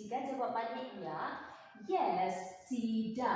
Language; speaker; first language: English; non-native, fluent; Indonesian